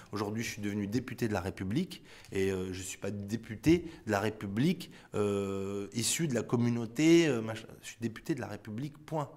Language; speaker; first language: French; native; French